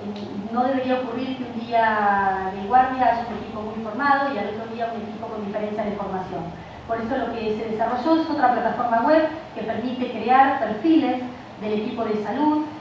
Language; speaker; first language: Spanish; native; Spanish